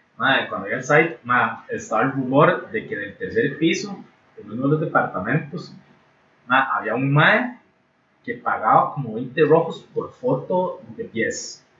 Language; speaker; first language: Spanish; native; Spanish